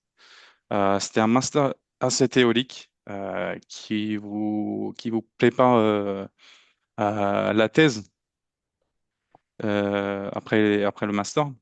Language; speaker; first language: French; non-native, fluent; Turkish